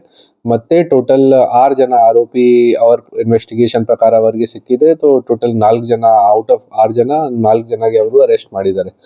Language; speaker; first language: Kannada; non-native, local second language; Hindi